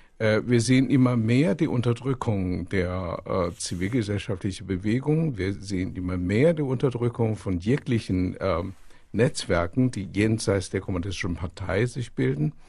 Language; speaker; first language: German; non-native, fluent; Chinese